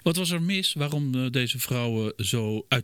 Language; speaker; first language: Dutch; native; Dutch